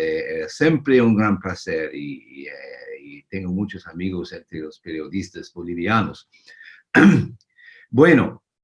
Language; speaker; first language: Spanish; non-native, fluent; English